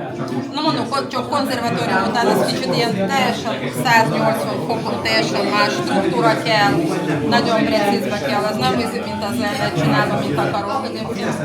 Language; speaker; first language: Hungarian; non-native, learner; Russian